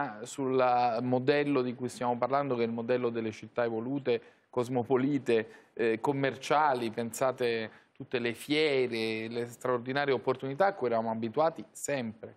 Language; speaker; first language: Italian; native; Italian